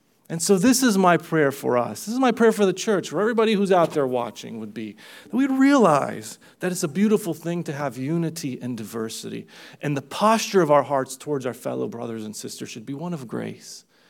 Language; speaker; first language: English; early bilingual, other home language; Romanian